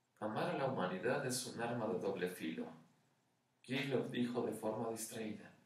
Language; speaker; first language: Spanish; native; Spanish